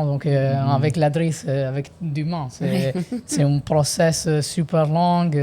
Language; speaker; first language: French; non-native, learner; Italian